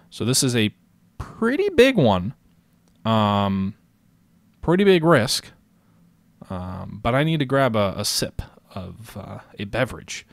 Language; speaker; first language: English; native; English